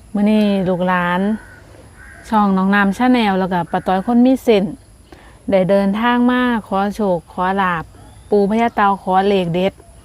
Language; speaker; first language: Thai; native; Thai